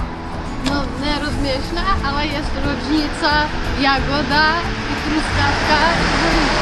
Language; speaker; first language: Polish; non-native, learner; Czech